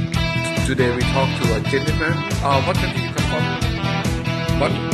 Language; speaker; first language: English; non-native, learner; Thai